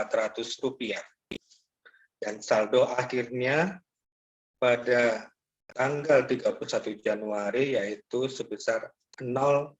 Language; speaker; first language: Indonesian; native; Indonesian